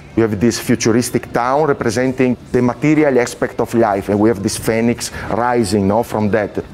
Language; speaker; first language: English; non-native, fluent; Italian